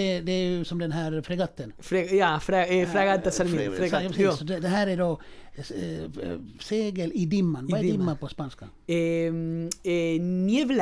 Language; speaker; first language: Swedish; native; Swedish